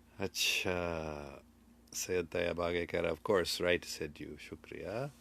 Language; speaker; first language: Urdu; early bilingual, other home language; English